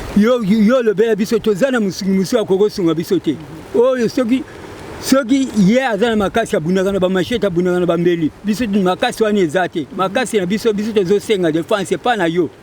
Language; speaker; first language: Lingala; non-native, local second language; Kongo